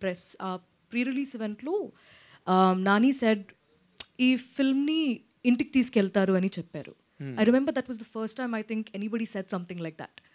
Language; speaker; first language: Telugu; non-native, local second language; Malayalam